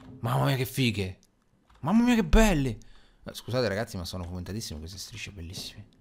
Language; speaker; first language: Italian; native; Italian